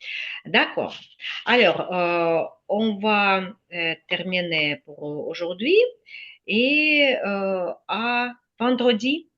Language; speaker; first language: French; non-native, fluent; Ukrainian